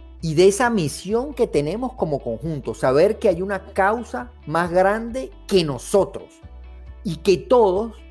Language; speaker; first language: Spanish; native; Spanish